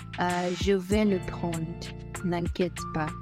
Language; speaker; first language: French; non-native, learner; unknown